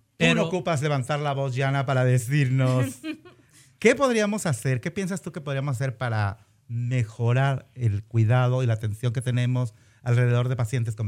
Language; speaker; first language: Spanish; native; Spanish